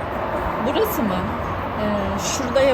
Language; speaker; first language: Turkish; native; Turkish